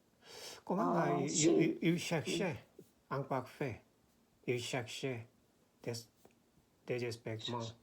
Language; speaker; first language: French; non-native, learner; Korean